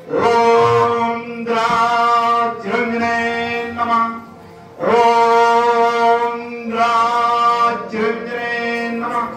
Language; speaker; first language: Hindi; non-native, local second language; Marathi